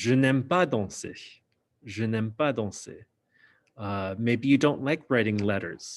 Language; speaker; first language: French; non-native, fluent; English